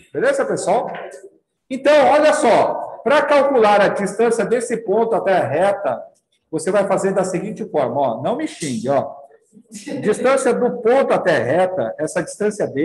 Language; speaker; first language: Portuguese; native; Portuguese